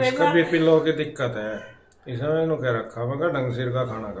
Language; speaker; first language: Hindi; native; Hindi